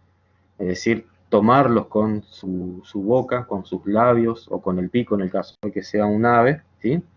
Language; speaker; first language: Spanish; native; Spanish